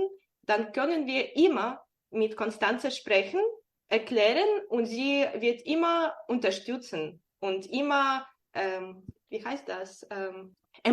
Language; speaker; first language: German; non-native, fluent; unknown